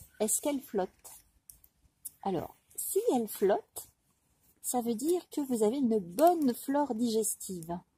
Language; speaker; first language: French; native; French